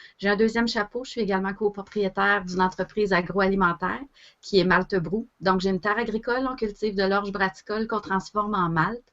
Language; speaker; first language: French; native; French